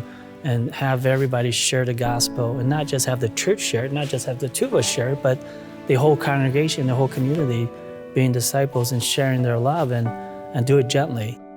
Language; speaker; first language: English; early bilingual, other home language; Hmong